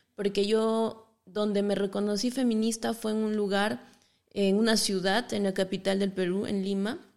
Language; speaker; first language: Spanish; native; Spanish